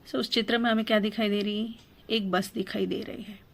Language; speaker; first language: Hindi; non-native, local second language; Telugu